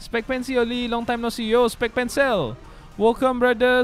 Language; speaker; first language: English; non-native, local second language; Malay